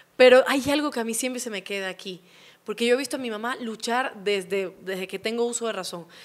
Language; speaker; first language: Spanish; native; Spanish